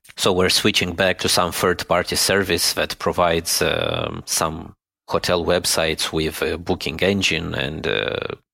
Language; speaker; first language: English; non-native, fluent; Romanian